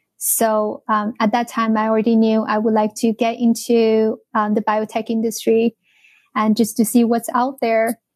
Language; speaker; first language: English; non-native, fluent; Chinese